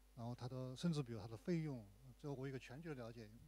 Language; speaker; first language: Chinese; native; Chinese